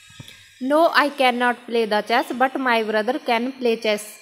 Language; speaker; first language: English; non-native, learner; Hindi